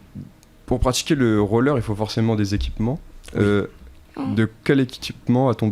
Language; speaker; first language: French; native; French